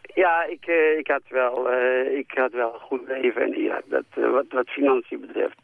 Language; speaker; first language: Dutch; non-native, fluent; Central Kurdish